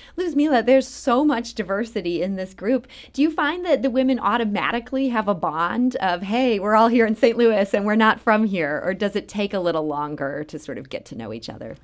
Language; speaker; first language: English; native; English